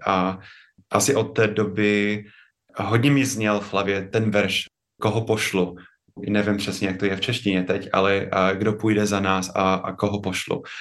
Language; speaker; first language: Czech; non-native, fluent; English